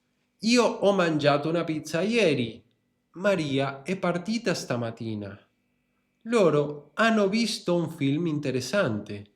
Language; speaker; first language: Italian; non-native, fluent; Spanish